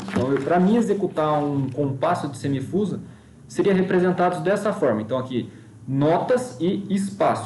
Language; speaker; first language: Portuguese; native; Portuguese